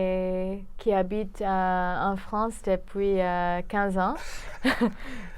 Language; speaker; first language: French; non-native, fluent; English